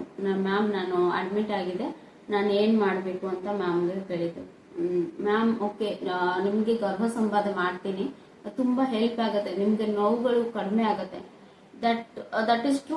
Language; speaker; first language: Kannada; non-native, local second language; Odia